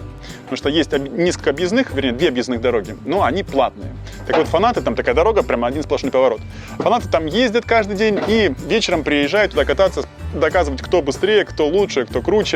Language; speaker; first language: Russian; native; Russian